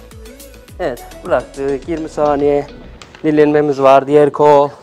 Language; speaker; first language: Turkish; native; Turkish